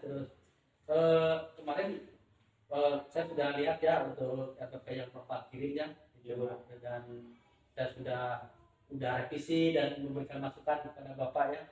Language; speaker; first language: Indonesian; native; Indonesian